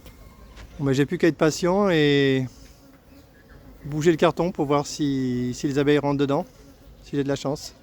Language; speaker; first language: French; native; French